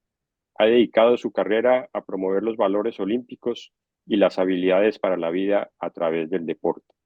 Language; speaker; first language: Spanish; native; Spanish